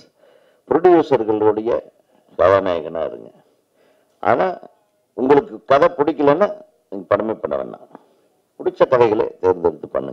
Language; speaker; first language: Tamil; native; Tamil